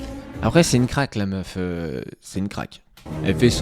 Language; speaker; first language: French; native; French